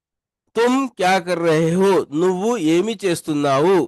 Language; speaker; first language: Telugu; non-native, local second language; Urdu